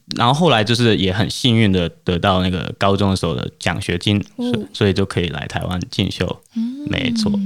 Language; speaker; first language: Chinese; non-native, fluent; Cantonese